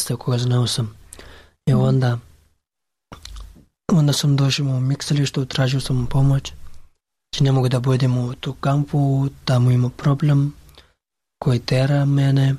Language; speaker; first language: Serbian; non-native, learner; Pashto